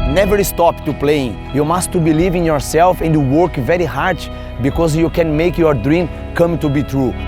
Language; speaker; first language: English; non-native, learner; Portuguese